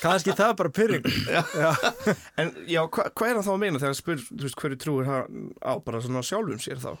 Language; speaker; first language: Icelandic; early bilingual, heritage; Icelandic